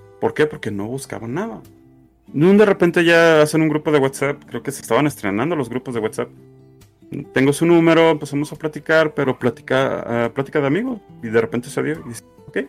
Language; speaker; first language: Spanish; native; Spanish